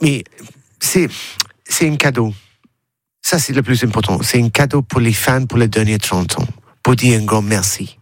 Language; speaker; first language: French; non-native, learner; English